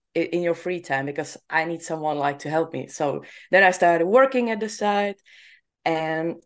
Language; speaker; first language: English; non-native, fluent; Czech